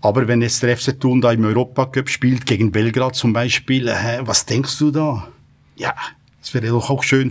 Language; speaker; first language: German; native; German